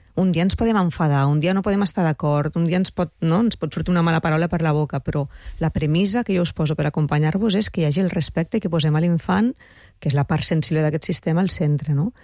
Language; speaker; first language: Catalan; native; Catalan